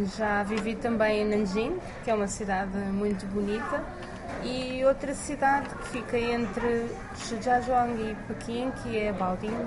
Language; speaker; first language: Portuguese; native; Portuguese